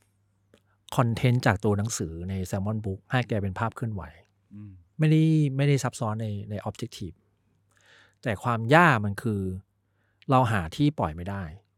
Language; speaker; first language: Thai; early bilingual, other home language; Chinese